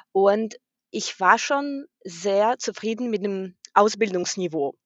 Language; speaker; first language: German; non-native, fluent; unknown